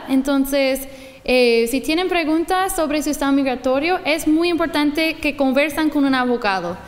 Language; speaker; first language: Spanish; non-native, fluent; English